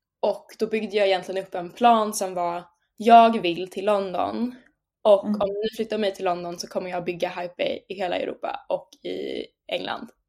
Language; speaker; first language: Swedish; native; Swedish